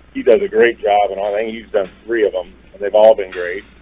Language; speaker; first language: English; native; English